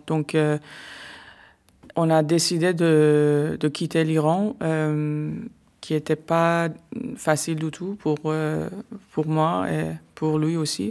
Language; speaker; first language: French; non-native, learner; Persian